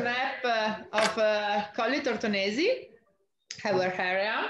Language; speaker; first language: English; non-native, learner; Italian